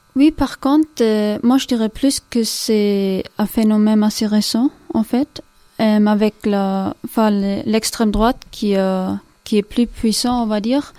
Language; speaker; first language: French; non-native, fluent; German